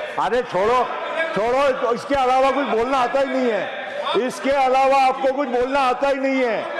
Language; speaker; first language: Hindi; non-native, local second language; Gujarati